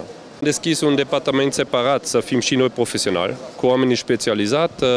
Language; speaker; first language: Romanian; non-native, fluent; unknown